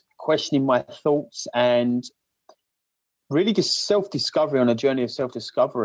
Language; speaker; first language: English; native; English